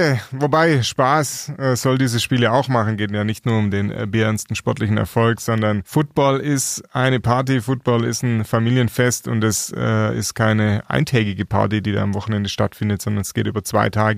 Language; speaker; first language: German; native; German